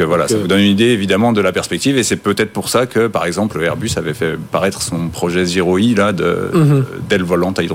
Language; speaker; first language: French; native; French